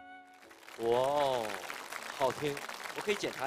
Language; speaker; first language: Chinese; native; Chinese